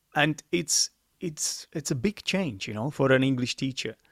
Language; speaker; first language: English; non-native, fluent; Czech